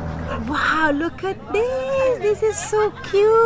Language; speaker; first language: English; non-native, fluent; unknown